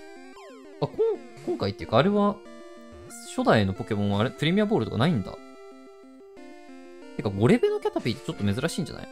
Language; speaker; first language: Japanese; native; Japanese